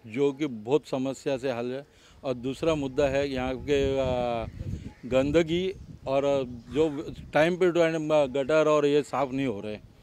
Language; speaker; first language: Hindi; non-native, local second language; Marathi